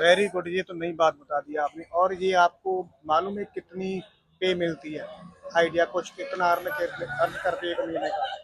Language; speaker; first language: Hindi; non-native, local second language; Punjabi